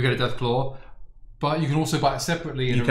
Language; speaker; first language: English; native; English